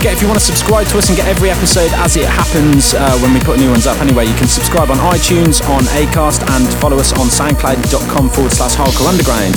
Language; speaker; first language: English; native; English